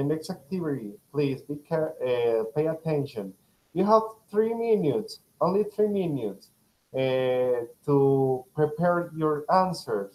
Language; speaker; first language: English; non-native, fluent; Spanish